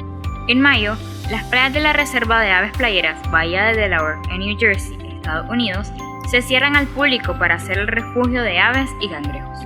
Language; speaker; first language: Spanish; native; Spanish